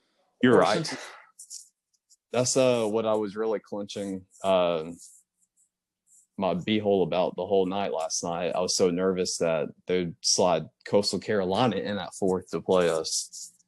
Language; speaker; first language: English; native; English